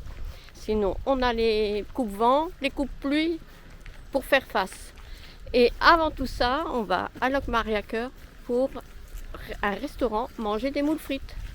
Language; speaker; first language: French; native; French